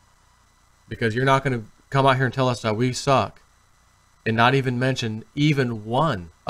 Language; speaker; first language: English; native; English